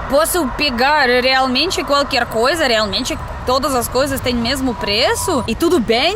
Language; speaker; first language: Portuguese; non-native, fluent; Russian